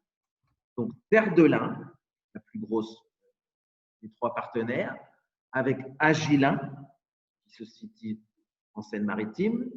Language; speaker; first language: French; native; French